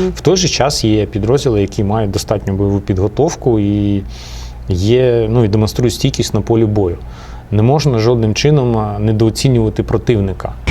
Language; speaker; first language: Ukrainian; non-native, local second language; Russian